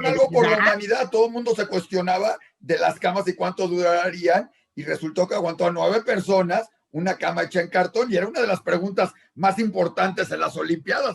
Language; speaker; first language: Spanish; native; Spanish